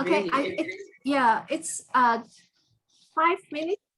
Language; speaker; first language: English; non-native, fluent; Chinese